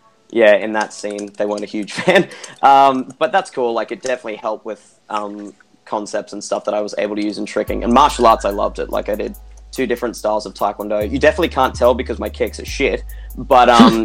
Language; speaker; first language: English; native; English